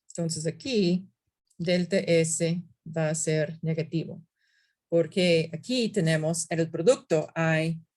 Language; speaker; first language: Spanish; non-native, fluent; English